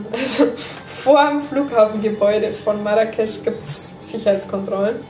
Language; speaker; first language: German; native; German